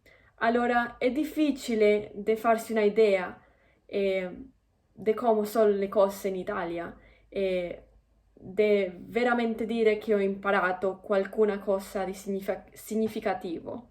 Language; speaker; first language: Italian; non-native, fluent; Spanish